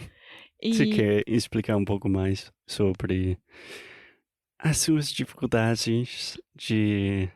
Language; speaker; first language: Portuguese; non-native, fluent; English